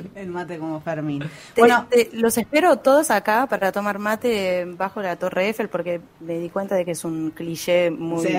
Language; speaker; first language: Spanish; non-native, fluent; French